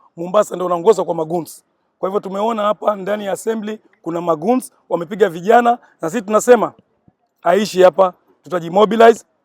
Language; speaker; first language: Swahili; native; Swahili